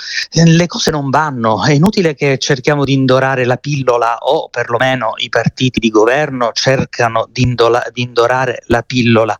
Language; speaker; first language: Italian; native; Italian